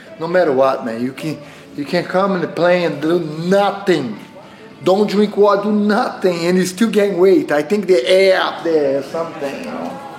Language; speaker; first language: English; non-native, fluent; Portuguese